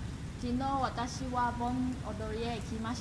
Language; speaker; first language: Japanese; non-native, learner; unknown